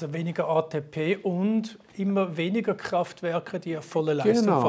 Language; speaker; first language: German; native; German